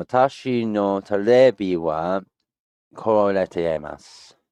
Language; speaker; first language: Japanese; non-native, learner; English